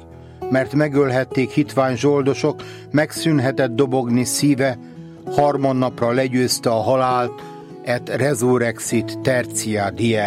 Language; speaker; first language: Hungarian; native; Hungarian